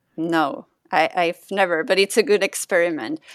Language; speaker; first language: English; non-native, fluent; Spanish